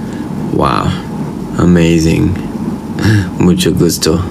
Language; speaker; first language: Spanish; non-native, learner; Thai